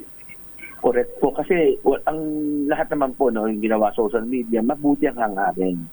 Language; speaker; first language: Filipino; native; Filipino